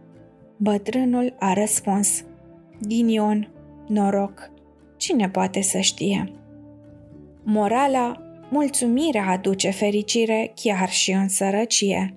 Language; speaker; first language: Romanian; native; Romanian